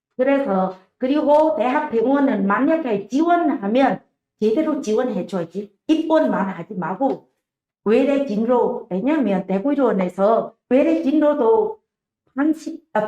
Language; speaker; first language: Korean; non-native, learner; Vietnamese